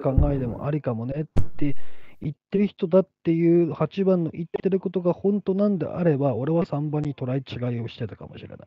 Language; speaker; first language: Japanese; native; Japanese